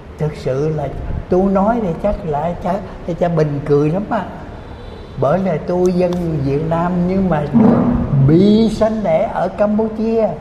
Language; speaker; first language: Vietnamese; early bilingual, heritage; Vietnamese